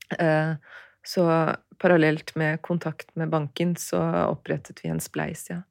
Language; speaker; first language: Norwegian; early bilingual, other home language; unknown